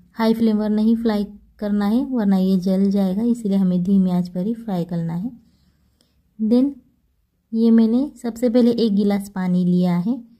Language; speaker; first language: Hindi; non-native, local second language; Marathi